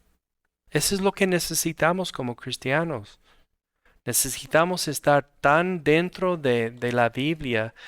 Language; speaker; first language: Spanish; non-native, fluent; English